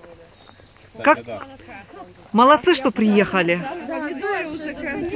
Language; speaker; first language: Russian; native; Russian